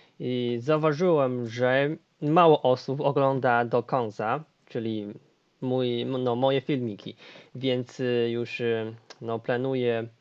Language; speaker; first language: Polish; non-native, fluent; Chinese